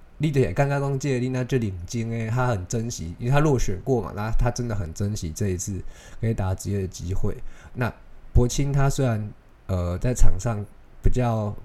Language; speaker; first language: Chinese; native; Chinese